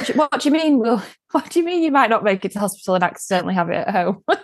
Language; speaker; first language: English; native; English